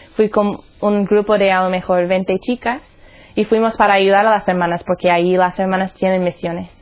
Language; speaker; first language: Spanish; non-native, fluent; English